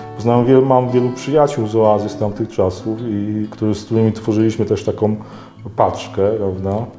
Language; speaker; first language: Polish; native; Polish